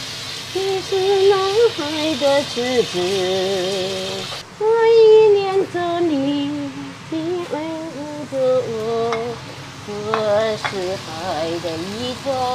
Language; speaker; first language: Chinese; native; Chinese